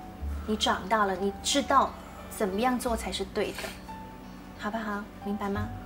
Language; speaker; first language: Chinese; native; Chinese